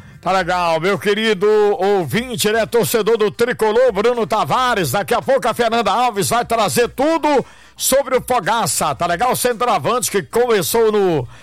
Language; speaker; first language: Portuguese; native; Portuguese